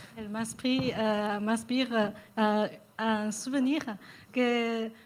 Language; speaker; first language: French; non-native, learner; Chinese